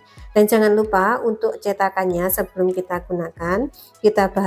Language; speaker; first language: Indonesian; native; Indonesian